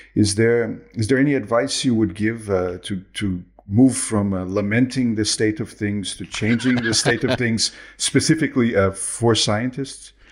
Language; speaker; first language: English; non-native, fluent; Portuguese